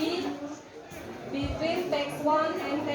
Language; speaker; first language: English; non-native, learner; Indonesian